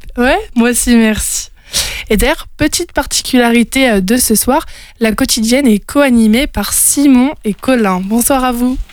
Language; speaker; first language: French; native; French